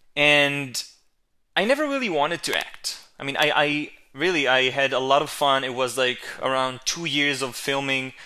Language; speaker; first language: English; non-native, fluent; Hebrew